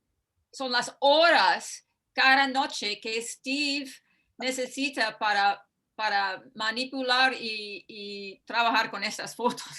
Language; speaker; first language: Spanish; non-native, fluent; English